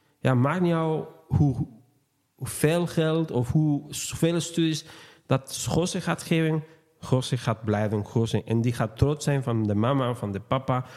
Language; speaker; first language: Dutch; non-native, fluent; Spanish